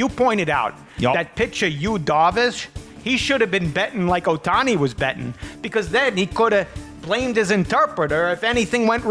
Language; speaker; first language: English; native; English